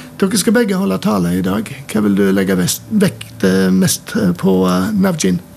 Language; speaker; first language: Norwegian; native; Norwegian